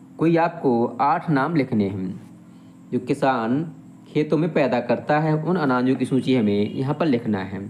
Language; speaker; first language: Hindi; native; Hindi